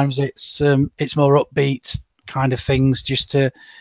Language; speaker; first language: English; native; English